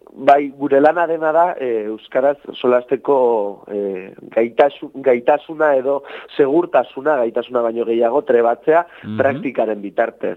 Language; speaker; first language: Basque; native; Basque